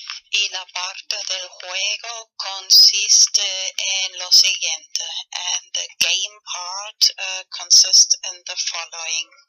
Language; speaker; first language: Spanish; non-native, fluent; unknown